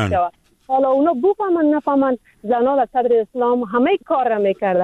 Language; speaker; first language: Persian; native; Persian